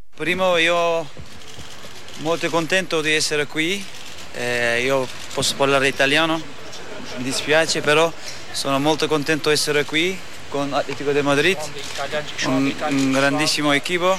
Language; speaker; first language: Italian; non-native, learner; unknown